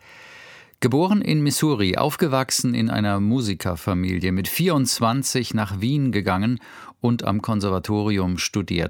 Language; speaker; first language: German; native; German